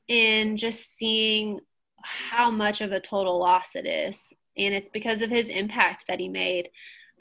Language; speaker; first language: English; native; English